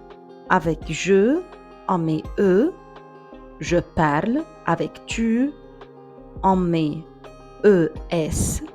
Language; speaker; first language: French; non-native, fluent; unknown